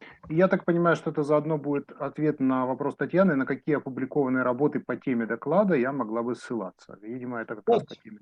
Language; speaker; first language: Russian; native; Russian